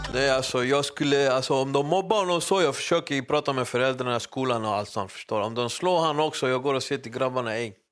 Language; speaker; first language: Swedish; early bilingual, other home language; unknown